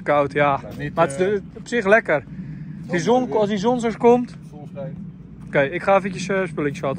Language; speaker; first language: Dutch; native; Dutch